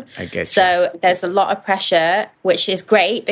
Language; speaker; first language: English; native; English